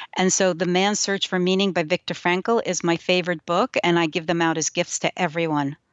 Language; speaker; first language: English; early bilingual, other home language; Yiddish